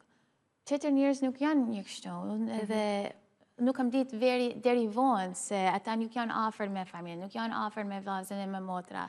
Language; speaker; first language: Albanian; early bilingual, heritage; Albanian